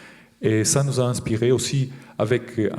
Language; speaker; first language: French; non-native, fluent; Portuguese